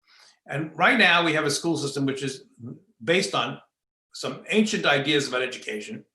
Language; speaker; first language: English; native; English